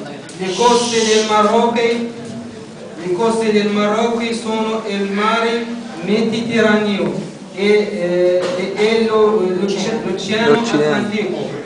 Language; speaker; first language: Italian; non-native, learner; Arabic